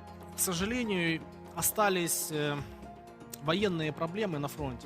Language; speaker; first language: Russian; native; Russian